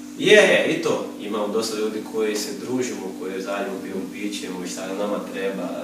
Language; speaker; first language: Croatian; non-native, learner; Portuguese